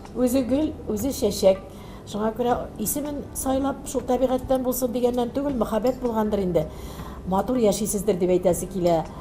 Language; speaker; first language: Tatar; native; Tatar